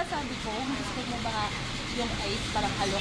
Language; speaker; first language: Filipino; non-native, learner; Chinese